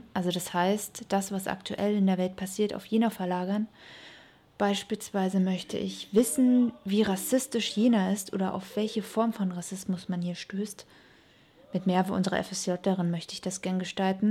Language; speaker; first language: German; native; German